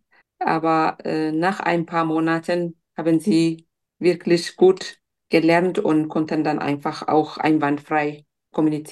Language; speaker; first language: German; non-native, fluent; Tigrinya